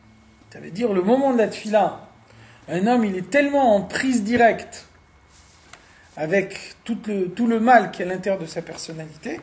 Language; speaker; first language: French; native; French